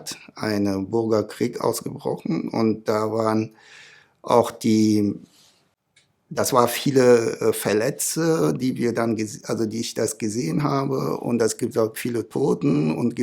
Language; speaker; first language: German; non-native, fluent; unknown